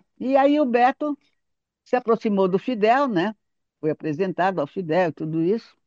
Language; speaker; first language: Portuguese; native; Portuguese